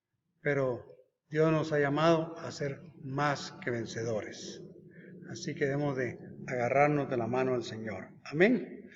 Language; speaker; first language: Spanish; native; Spanish